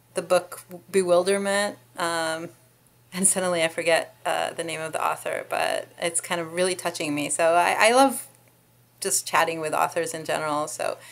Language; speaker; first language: English; non-native, fluent; Hebrew